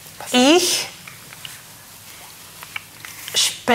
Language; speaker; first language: German; non-native, learner; Russian